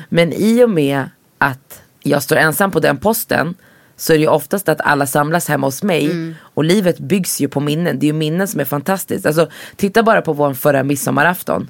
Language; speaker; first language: Swedish; early bilingual, other home language; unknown